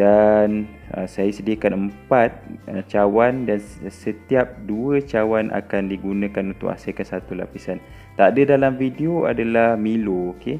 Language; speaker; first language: Malay; native; Malay